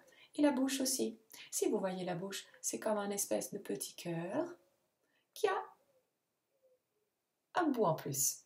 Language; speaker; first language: French; non-native, fluent; Italian